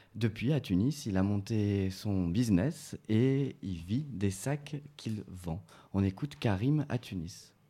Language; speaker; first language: French; native; French